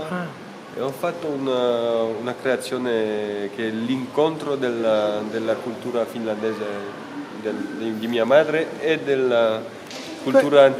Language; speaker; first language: Italian; non-native, fluent; French